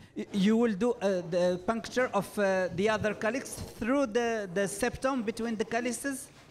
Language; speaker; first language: English; non-native, fluent; Arabic